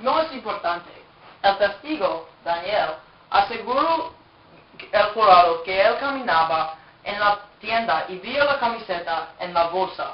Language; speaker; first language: Spanish; non-native, learner; English